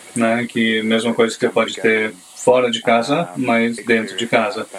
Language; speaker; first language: Portuguese; non-native, fluent; English